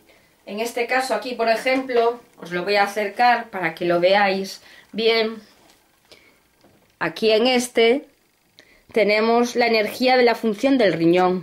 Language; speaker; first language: Spanish; native; Spanish